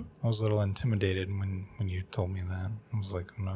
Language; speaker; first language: English; native; English